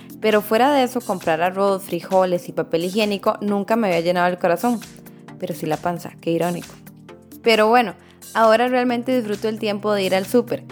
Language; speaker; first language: Spanish; native; Spanish